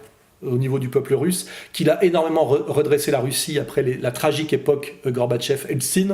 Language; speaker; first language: French; native; French